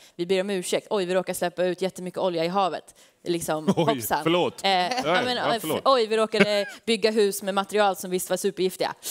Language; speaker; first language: Swedish; native; Swedish